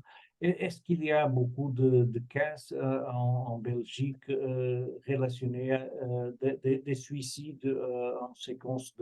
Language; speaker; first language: French; non-native, fluent; Portuguese